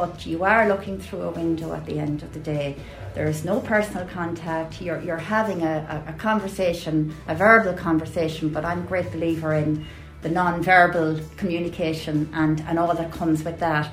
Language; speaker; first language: English; native; English